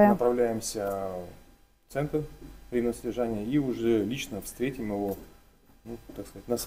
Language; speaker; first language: Russian; native; Russian